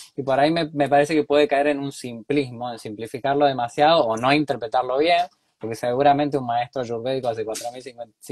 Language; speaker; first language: Spanish; native; Spanish